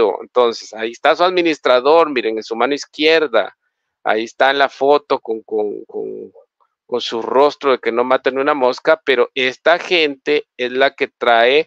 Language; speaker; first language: Spanish; native; Spanish